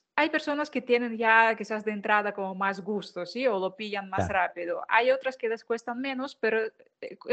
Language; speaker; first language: Spanish; non-native, fluent; Ukrainian